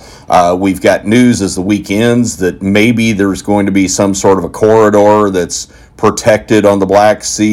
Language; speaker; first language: English; native; English